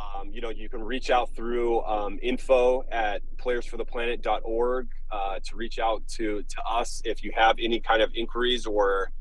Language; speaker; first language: English; native; English